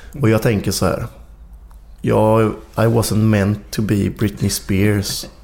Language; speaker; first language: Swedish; native; Swedish